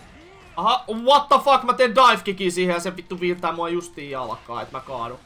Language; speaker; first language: Finnish; native; Finnish